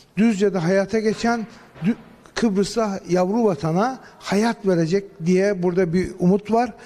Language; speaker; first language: Turkish; native; Turkish